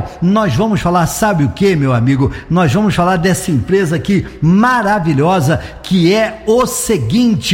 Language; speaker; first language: Portuguese; native; Portuguese